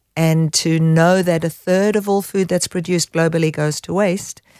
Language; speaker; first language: English; native; English